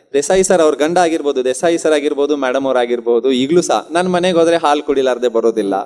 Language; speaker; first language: Kannada; non-native, local second language; Urdu